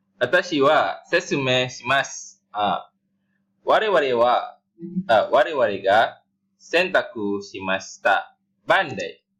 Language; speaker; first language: Japanese; non-native, learner; Malay